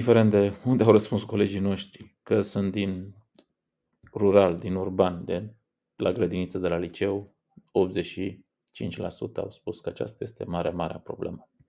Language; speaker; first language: Romanian; native; Romanian